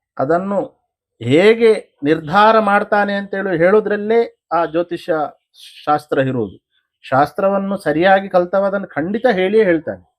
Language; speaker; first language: Kannada; non-native, local second language; Konkani